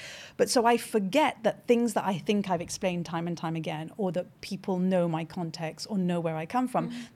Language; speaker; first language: English; non-native, fluent; French